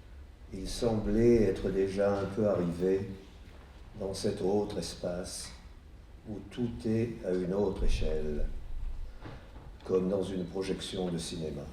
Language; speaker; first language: French; native; French